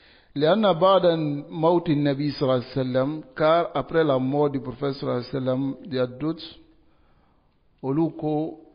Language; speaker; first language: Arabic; non-native, fluent; Dyula